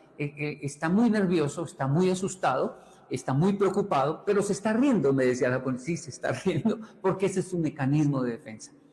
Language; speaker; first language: Spanish; native; Spanish